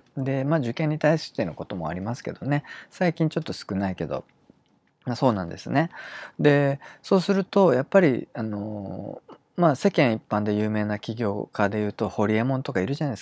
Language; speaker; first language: Japanese; native; Japanese